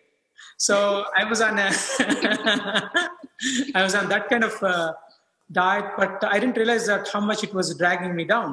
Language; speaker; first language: English; non-native, local second language; Telugu